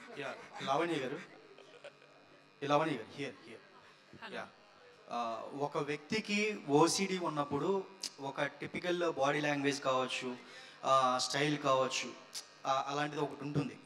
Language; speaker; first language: Telugu; native; Telugu